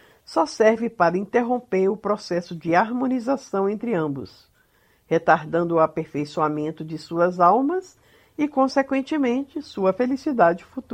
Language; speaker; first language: Portuguese; native; Portuguese